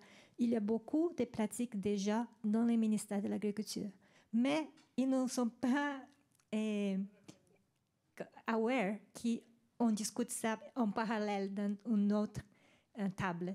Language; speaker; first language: French; non-native, fluent; Spanish